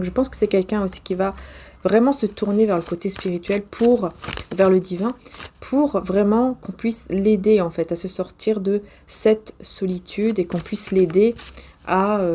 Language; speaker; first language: French; native; French